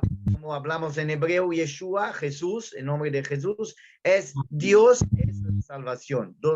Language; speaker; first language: Spanish; non-native, fluent; Portuguese